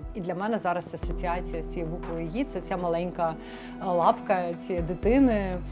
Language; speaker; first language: Ukrainian; non-native, local second language; Russian